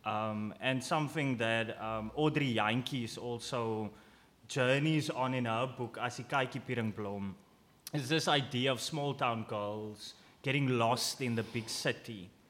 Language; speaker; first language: English; non-native, local second language; Afrikaans